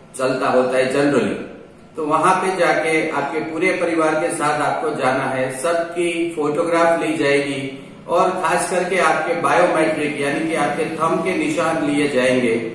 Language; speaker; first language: Hindi; non-native, local second language; Gujarati